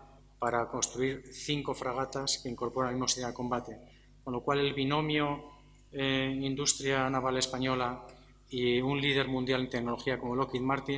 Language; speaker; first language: Spanish; native; Spanish